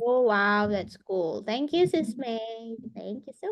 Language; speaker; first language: English; non-native, fluent; Indonesian